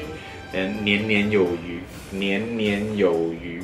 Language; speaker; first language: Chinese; native; Chinese